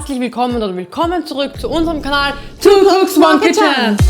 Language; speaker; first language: German; native; German